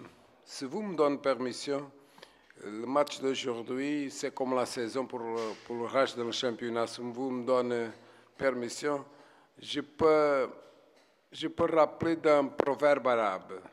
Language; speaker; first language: French; non-native, fluent; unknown